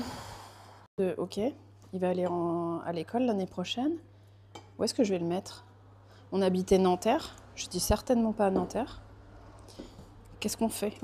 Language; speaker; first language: French; native; French